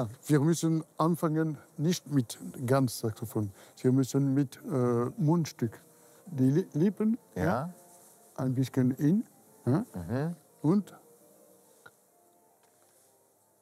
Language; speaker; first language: German; non-native, learner; French